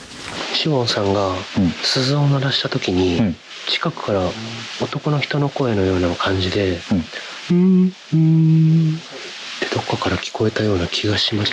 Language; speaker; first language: Japanese; native; Japanese